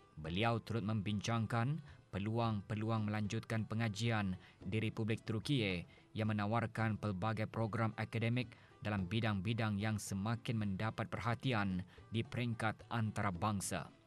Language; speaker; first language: Malay; native; Malay